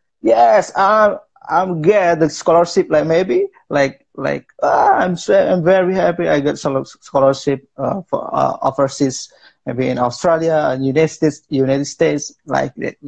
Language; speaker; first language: English; non-native, learner; Indonesian